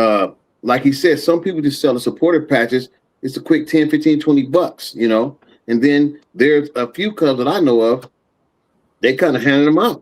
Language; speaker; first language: English; native; English